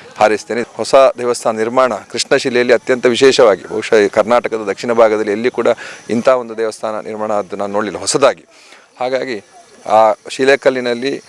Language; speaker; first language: Kannada; native; Kannada